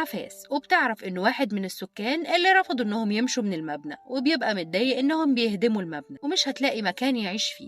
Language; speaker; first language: Arabic; native; Arabic